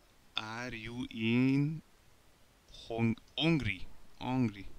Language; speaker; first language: English; non-native, learner; Hungarian